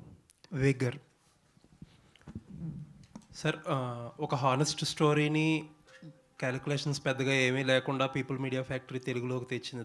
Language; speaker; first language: Telugu; native; Telugu